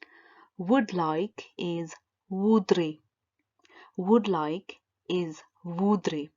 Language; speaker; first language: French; non-native, learner; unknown